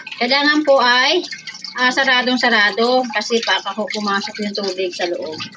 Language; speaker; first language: Filipino; native; Filipino